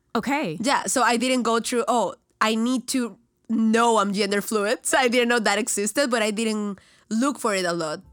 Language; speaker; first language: English; non-native, fluent; Spanish